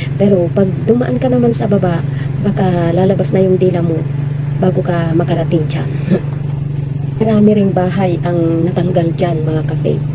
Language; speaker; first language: Filipino; non-native, local second language; Iloko